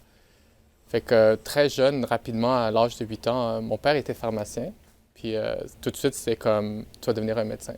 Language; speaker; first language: French; native; French